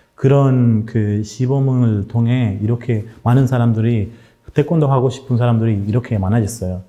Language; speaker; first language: Korean; non-native, fluent; Spanish